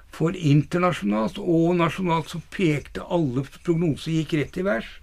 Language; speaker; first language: Norwegian; native; Norwegian